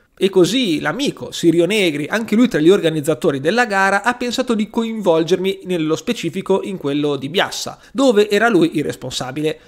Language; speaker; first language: Italian; native; Italian